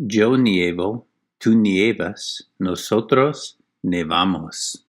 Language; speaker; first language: Spanish; non-native, learner; English